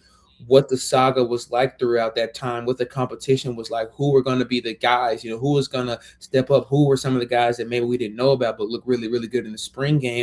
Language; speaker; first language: English; native; English